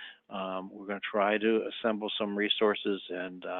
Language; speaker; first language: English; native; English